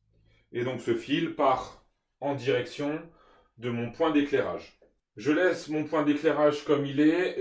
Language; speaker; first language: French; native; French